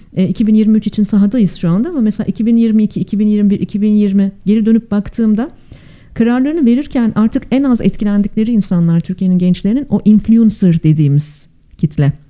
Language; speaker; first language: Turkish; native; Turkish